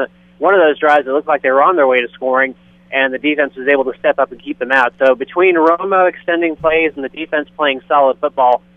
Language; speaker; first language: English; native; English